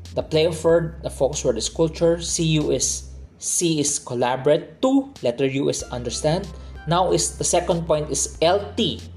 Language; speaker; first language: English; non-native, local second language; Filipino